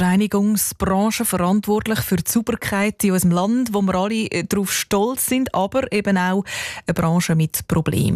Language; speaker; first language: German; native; German